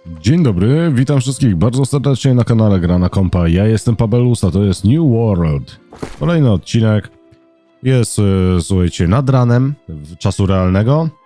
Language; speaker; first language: Polish; native; Polish